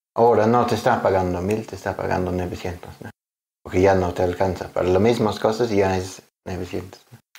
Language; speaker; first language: Spanish; non-native, learner; English